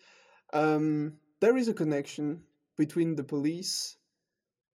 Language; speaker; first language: English; non-native, fluent; French